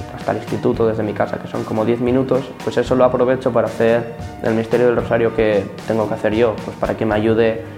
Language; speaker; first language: Spanish; native; Spanish